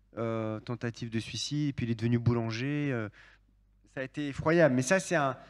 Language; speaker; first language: French; native; French